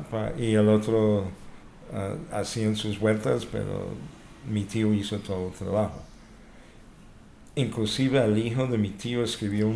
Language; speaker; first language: Spanish; non-native, fluent; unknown